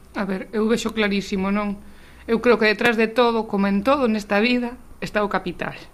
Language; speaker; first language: Galician; native; Galician